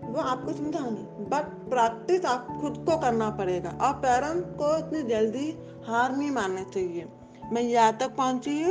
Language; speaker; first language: Hindi; native; Hindi